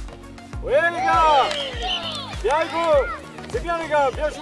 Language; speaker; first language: French; native; French